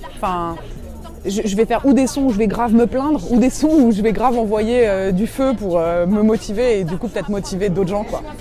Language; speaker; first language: French; native; French